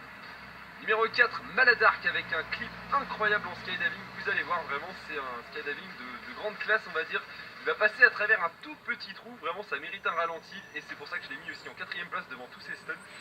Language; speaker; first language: French; native; French